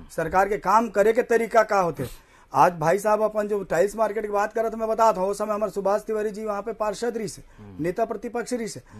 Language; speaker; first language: Hindi; native; Hindi